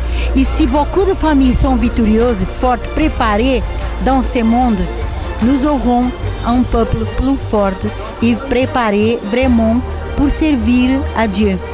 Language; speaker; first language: French; non-native, fluent; Portuguese